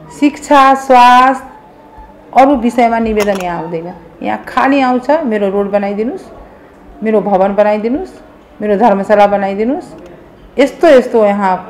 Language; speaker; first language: Nepali; non-native, local second language; Maithili